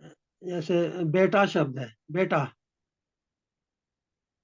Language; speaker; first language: Hindi; native; Hindi